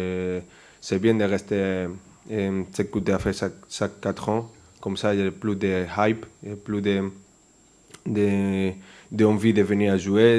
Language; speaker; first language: French; non-native, fluent; Spanish